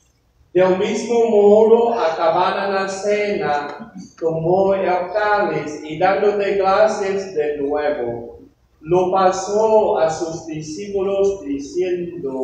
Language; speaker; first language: Spanish; non-native, learner; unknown